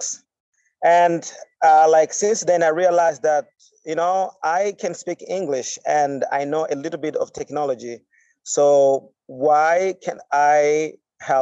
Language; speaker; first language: English; non-native, fluent; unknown